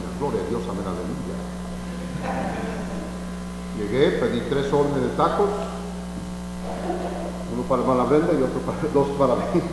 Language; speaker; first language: Spanish; non-native, fluent; English